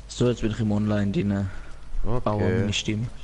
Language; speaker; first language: German; native; German